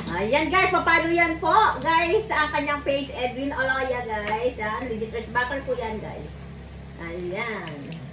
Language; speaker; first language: Filipino; non-native, local second language; Bikol